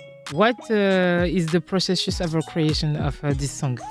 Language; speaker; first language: English; non-native, learner; French